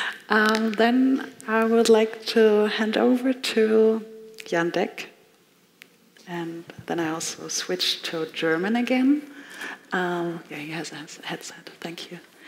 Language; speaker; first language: English; non-native, fluent; German